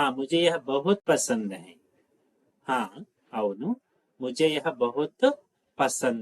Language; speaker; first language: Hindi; non-native, local second language; Telugu